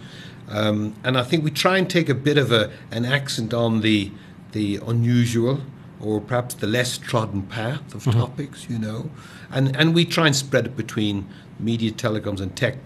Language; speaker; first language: English; native; English